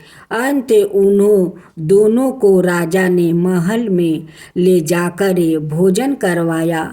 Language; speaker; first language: Hindi; native; Hindi